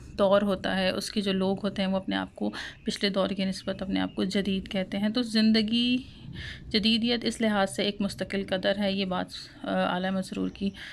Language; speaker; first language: Urdu; non-native, local second language; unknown